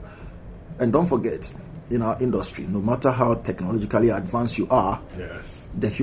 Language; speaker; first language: English; non-native, local second language; Akan